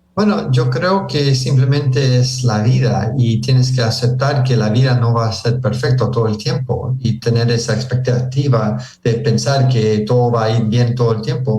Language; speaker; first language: Spanish; early bilingual, heritage; Spanish